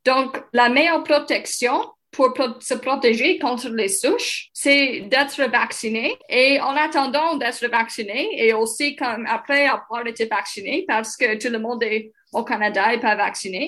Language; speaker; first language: French; non-native, local second language; English